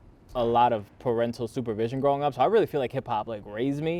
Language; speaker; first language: English; native; English